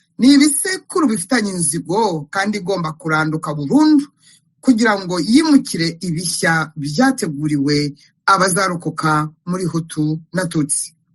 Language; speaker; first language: Kinyarwanda; native; Kinyarwanda